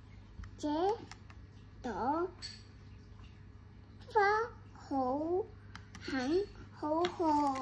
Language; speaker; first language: Chinese; non-native, local second language; Cantonese